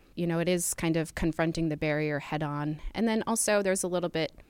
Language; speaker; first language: English; native; English